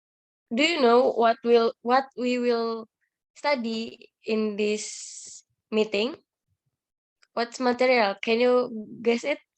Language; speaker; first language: English; non-native, learner; Indonesian